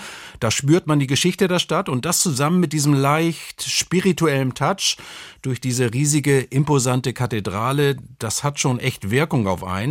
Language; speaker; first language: German; native; German